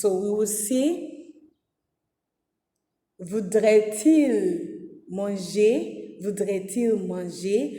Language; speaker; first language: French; non-native, fluent; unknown